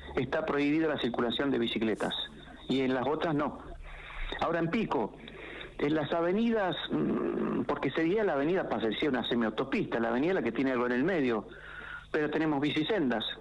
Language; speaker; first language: Spanish; native; Spanish